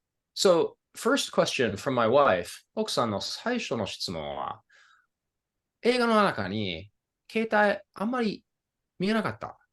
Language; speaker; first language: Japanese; non-native, fluent; English